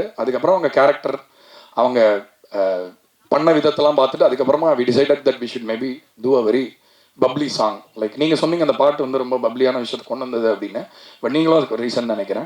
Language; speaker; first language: Tamil; native; Tamil